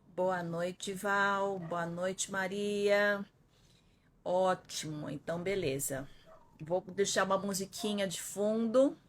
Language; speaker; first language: Portuguese; early bilingual, other home language; Korean